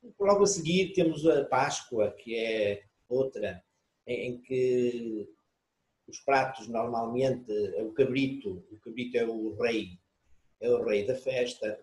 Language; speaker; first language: Portuguese; native; Portuguese